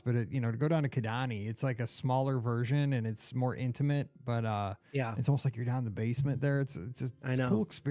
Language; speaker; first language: English; native; English